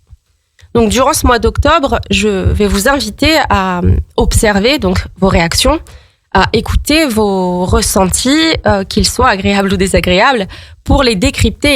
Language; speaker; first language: French; native; French